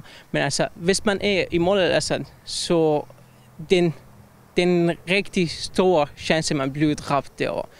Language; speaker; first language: Danish; non-native, fluent; Arabic